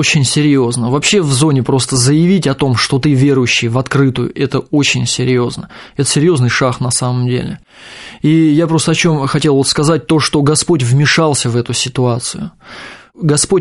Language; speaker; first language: Russian; native; Russian